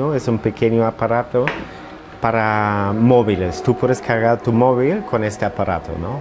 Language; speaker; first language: Spanish; non-native, fluent; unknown